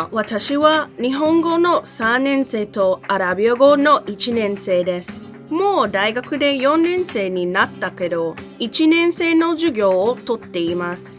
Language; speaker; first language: Japanese; non-native, learner; English